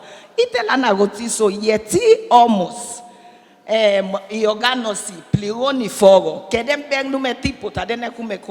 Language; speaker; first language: Greek; non-native, learner; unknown